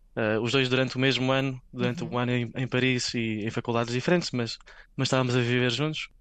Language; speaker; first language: Portuguese; native; Portuguese